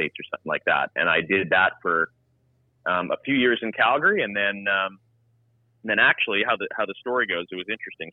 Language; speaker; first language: English; native; English